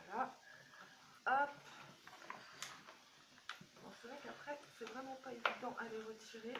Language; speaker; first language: French; native; French